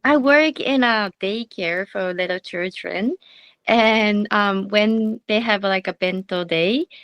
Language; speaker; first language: English; non-native, learner; Japanese